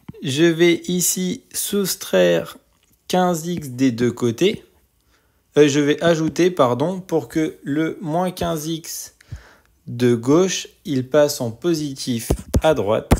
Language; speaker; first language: French; native; French